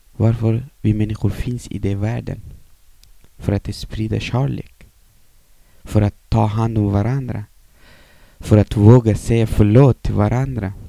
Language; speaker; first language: Swedish; non-native, fluent; Persian